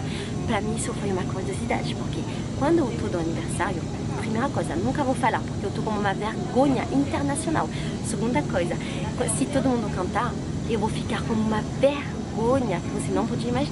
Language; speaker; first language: Portuguese; non-native, fluent; French